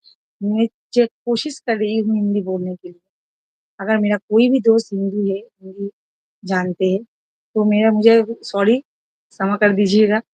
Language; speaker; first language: Hindi; non-native, local second language; Bangla